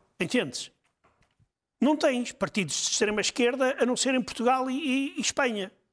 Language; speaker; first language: Portuguese; native; Portuguese